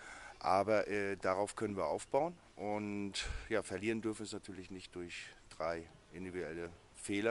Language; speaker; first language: German; native; German